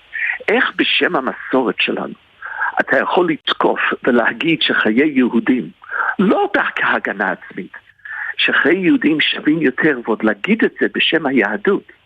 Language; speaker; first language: Hebrew; non-native, fluent; English